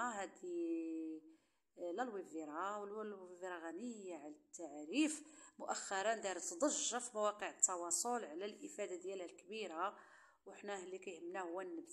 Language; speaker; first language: Arabic; native; Arabic